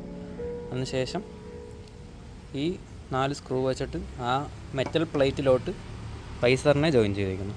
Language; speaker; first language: Malayalam; native; Malayalam